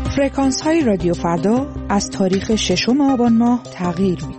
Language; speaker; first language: Persian; native; Persian